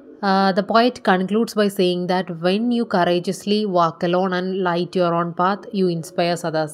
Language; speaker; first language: English; non-native, local second language; Malayalam